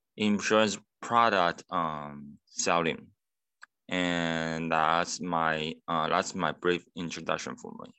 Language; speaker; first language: English; non-native, fluent; Chinese